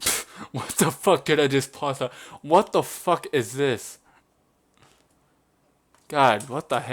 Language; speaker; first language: English; native; English